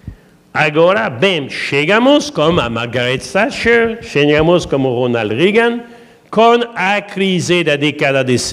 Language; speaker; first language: Portuguese; non-native, learner; French